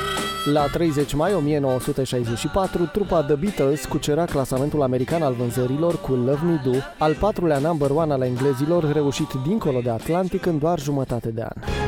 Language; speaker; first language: Romanian; native; Romanian